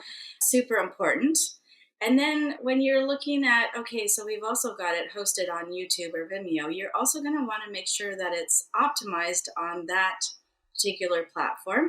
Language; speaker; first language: English; native; English